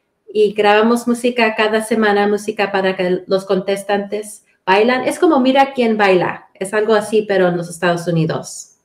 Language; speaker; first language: Spanish; early bilingual, heritage; Spanish